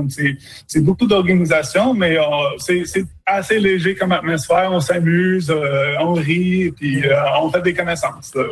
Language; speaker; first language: French; native; French